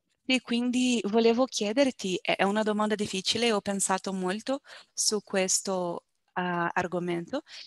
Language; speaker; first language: Italian; non-native, learner; Portuguese